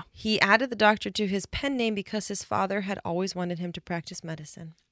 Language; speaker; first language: English; early bilingual, other home language; Polish